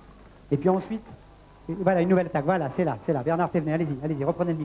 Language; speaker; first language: French; native; French